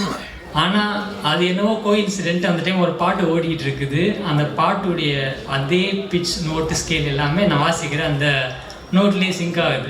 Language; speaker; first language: Tamil; native; Tamil